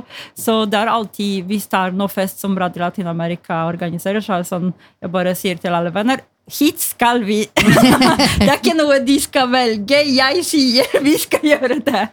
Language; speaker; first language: Norwegian; non-native, fluent; Polish